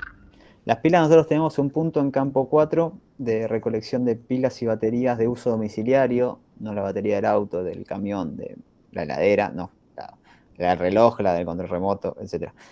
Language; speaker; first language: Spanish; native; Spanish